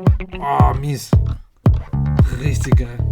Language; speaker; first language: German; native; German